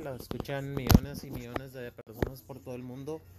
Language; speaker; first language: Spanish; early bilingual, heritage; Spanish